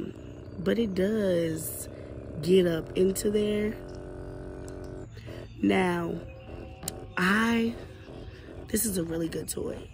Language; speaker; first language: English; native; English